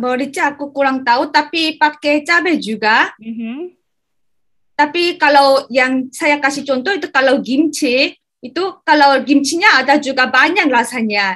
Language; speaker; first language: Indonesian; non-native, learner; Korean